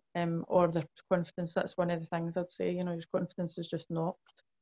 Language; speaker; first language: English; native; English